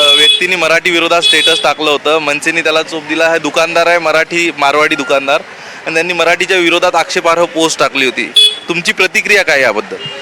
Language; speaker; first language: Marathi; native; Marathi